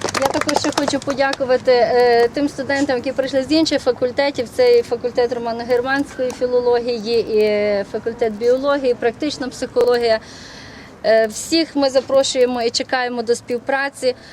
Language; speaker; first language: Ukrainian; native; Ukrainian